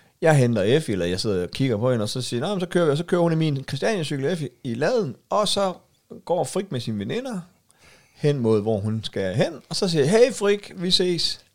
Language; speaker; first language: Danish; native; Danish